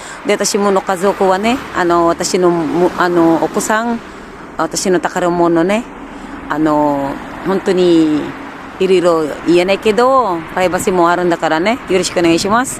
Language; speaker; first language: Japanese; non-native, learner; Filipino